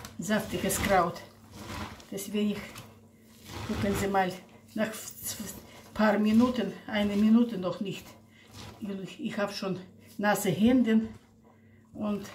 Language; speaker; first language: German; non-native, local second language; Russian